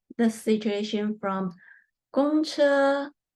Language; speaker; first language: English; non-native, fluent; Chinese